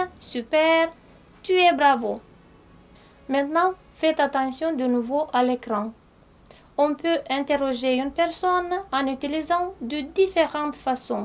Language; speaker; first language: French; non-native, fluent; Romanian